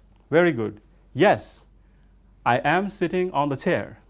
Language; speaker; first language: English; non-native, local second language; Bangla